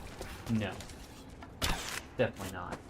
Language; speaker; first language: English; native; English